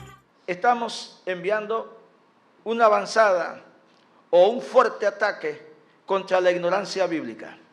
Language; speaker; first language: Spanish; native; Spanish